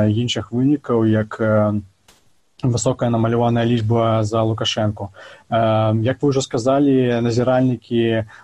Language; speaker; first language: Belarusian; native; Belarusian